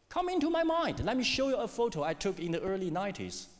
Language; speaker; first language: English; non-native, fluent; Chinese